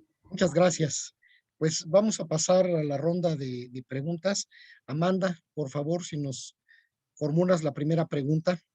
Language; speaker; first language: Spanish; native; Spanish